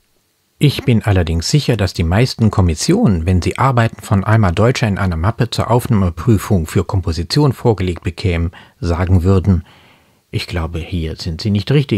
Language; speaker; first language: German; native; German